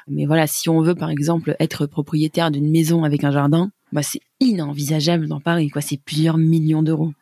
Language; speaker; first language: French; native; French